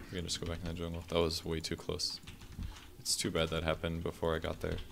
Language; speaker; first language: English; native; English